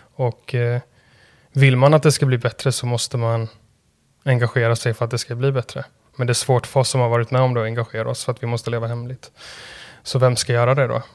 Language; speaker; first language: Swedish; native; Swedish